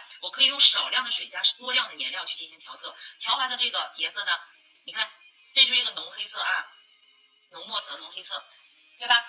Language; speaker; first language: Chinese; native; Chinese